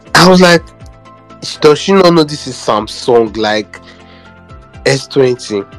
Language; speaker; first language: English; non-native, local second language; Igbo